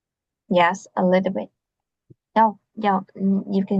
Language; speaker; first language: English; non-native, learner; Vietnamese